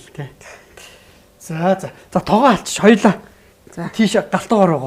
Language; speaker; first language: Mongolian; native; Mongolian